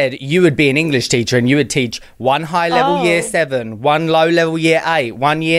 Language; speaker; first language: English; native; English